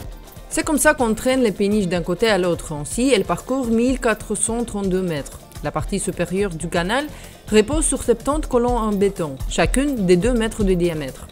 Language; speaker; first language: French; non-native, fluent; Russian